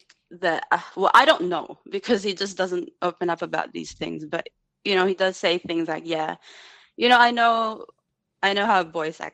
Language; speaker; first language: English; native; English